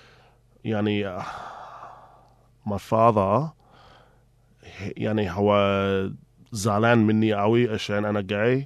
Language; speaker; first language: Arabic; early bilingual, heritage; Arabic